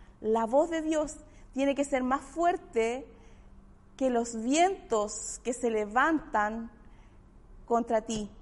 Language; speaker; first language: Spanish; native; Spanish